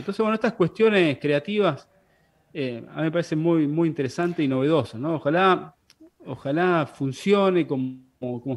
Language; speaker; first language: Spanish; native; Spanish